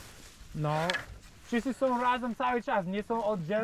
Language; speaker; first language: Polish; non-native, learner; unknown